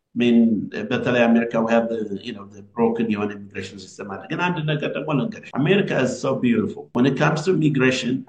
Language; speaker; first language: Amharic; native; Amharic